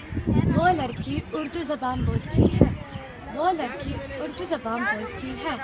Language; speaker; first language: Hindi; non-native, learner; Arabic